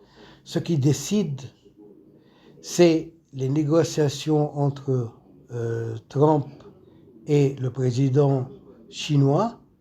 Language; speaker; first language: French; non-native, local second language; Arabic